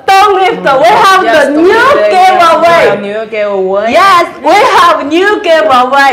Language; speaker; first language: English; non-native, learner; Chinese